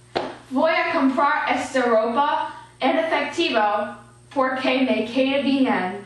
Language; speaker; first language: Spanish; non-native, learner; English